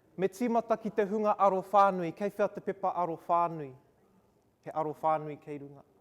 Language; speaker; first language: Māori; non-native, local second language; English